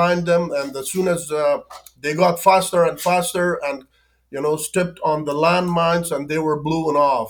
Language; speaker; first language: English; non-native, fluent; Persian